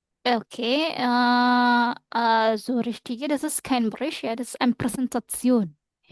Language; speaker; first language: German; non-native, fluent; Indonesian